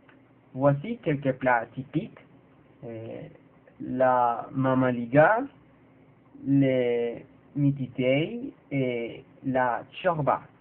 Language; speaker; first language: French; non-native, learner; Spanish